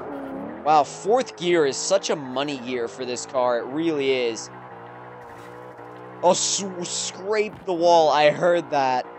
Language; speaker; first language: English; native; English